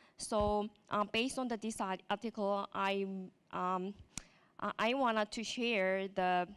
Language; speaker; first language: English; non-native, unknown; Korean